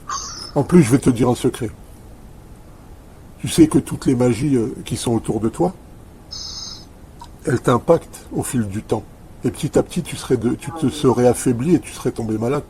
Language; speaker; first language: French; native; French